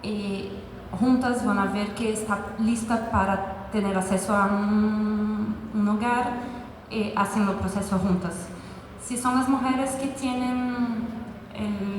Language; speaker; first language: Spanish; non-native, fluent; French